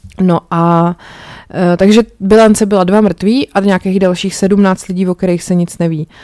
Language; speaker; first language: Czech; native; Czech